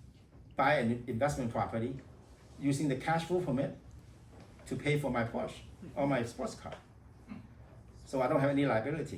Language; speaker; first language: English; non-native, fluent; Vietnamese